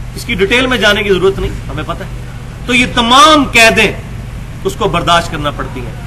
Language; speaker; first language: Urdu; non-native, local second language; Punjabi